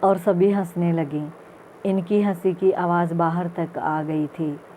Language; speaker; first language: Hindi; non-native, local second language; Punjabi